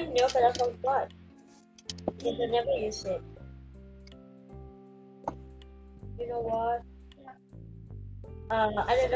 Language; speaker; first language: English; non-native, learner; Indonesian